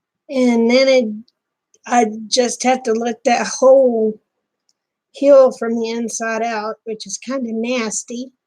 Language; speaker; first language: English; native; English